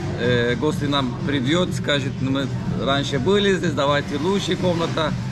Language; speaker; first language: Russian; non-native, learner; Turkish